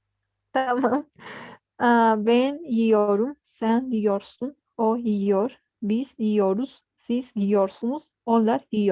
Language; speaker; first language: Turkish; non-native, learner; Spanish